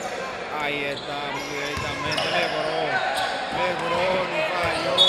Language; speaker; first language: Spanish; native; Spanish